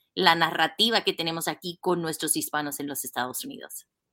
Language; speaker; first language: Spanish; native; Spanish